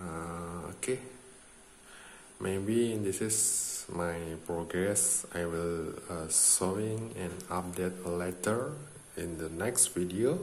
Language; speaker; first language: English; non-native, learner; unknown